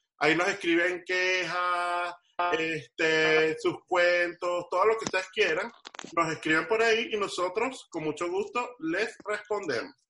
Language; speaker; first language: Spanish; native; Spanish